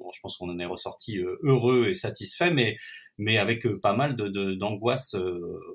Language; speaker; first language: French; native; French